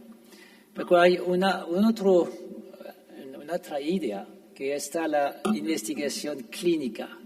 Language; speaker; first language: Spanish; non-native, fluent; French